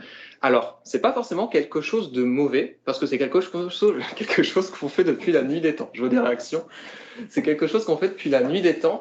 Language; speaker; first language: French; native; French